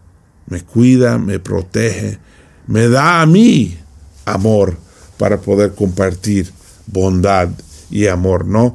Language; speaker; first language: Spanish; non-native, fluent; English